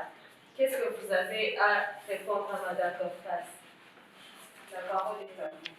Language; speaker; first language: French; non-native, local second language; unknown